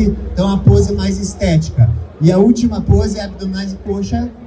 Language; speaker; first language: Portuguese; native; Portuguese